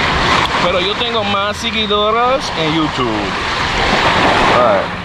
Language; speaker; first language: Spanish; non-native, learner; English